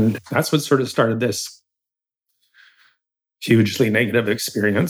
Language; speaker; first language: English; native; English